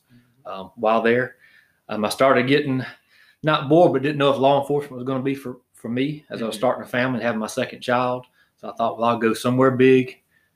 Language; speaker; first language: English; native; English